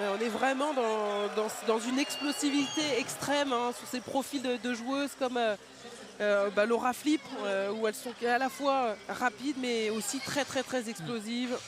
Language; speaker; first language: French; native; French